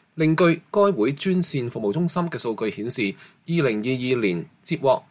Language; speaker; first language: Chinese; non-native, local second language; Cantonese